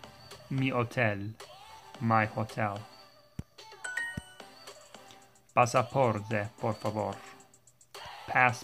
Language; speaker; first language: Spanish; non-native, learner; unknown